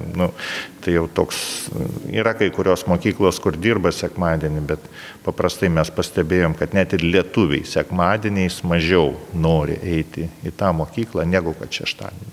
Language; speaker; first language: Lithuanian; native; Lithuanian